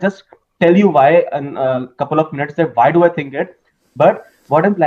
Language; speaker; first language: English; non-native, local second language; Hindi